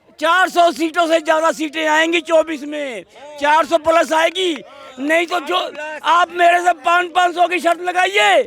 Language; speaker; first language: Hindi; native; Hindi